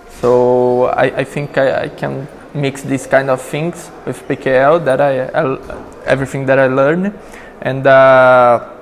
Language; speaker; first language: English; non-native, learner; Portuguese